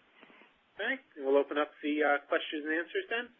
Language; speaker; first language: English; native; English